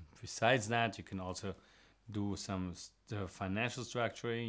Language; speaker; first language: English; non-native, fluent; German